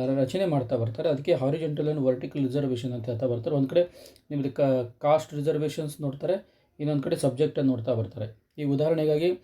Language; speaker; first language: Kannada; native; Kannada